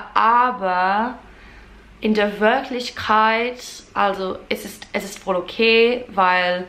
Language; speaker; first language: German; non-native, fluent; English